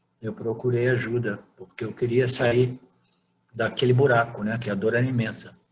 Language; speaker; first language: Portuguese; native; Portuguese